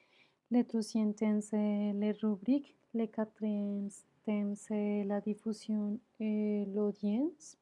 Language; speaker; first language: French; non-native, learner; Spanish